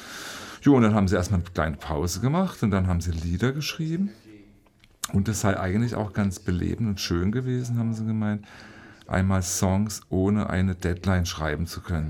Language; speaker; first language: German; native; German